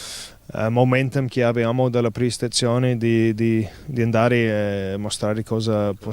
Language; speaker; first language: Italian; non-native, fluent; English